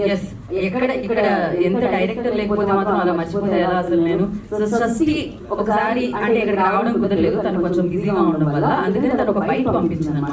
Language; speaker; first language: Telugu; native; Telugu